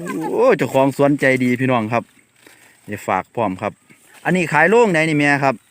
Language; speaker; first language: Thai; non-native, local second language; Northeastern Thai